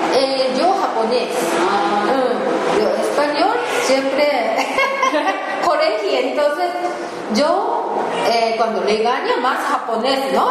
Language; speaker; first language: Spanish; non-native, learner; Japanese